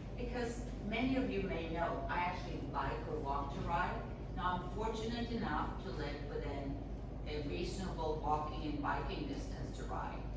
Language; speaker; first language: English; non-native, fluent; Swedish